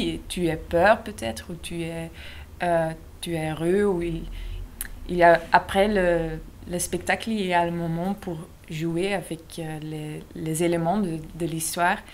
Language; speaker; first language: French; non-native, local second language; Dutch